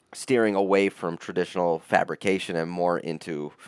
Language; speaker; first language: English; native; English